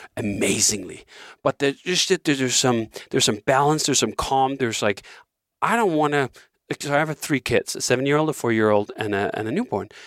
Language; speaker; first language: English; non-native, fluent; Danish